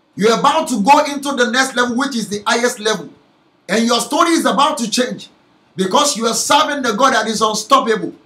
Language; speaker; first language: English; non-native, local second language; Yoruba